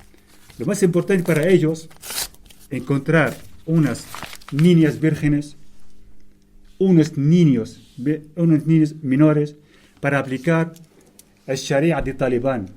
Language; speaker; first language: Spanish; non-native, fluent; Arabic